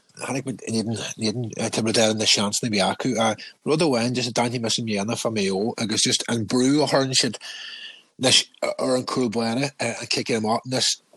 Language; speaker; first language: Irish; native; Irish